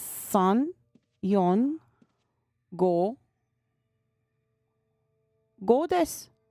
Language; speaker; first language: Japanese; non-native, learner; English